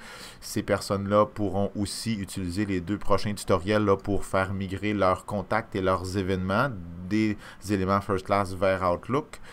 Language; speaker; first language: French; native; French